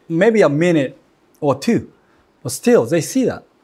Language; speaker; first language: English; non-native, fluent; Japanese